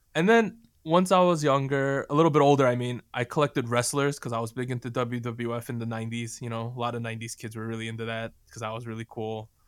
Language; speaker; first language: English; native; English